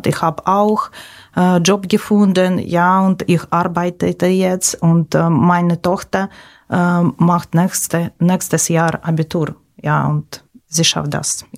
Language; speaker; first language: German; non-native, learner; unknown